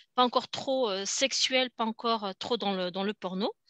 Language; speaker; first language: French; native; French